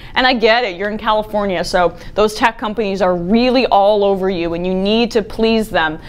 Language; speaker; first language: English; native; English